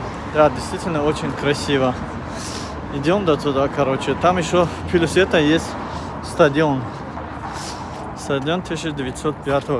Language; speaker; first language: Russian; non-native, fluent; Tajik